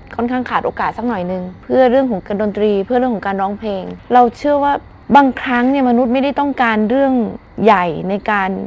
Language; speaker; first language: Thai; native; Thai